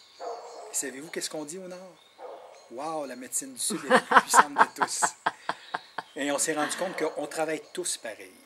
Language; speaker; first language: French; non-native, local second language; Innu-aimun